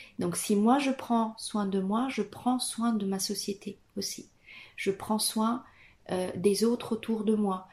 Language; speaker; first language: French; non-native, fluent; Italian